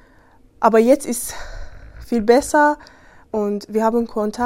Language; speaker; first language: German; non-native, learner; Persian